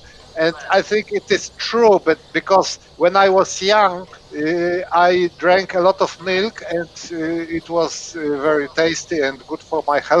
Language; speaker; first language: English; non-native, fluent; Polish